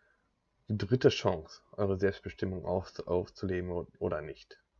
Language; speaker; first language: German; native; German